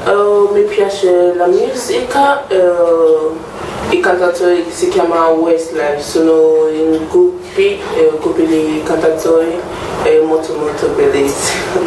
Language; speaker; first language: Italian; non-native, learner; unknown